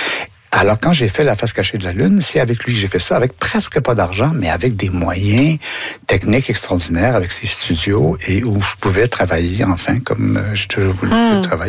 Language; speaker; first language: French; native; French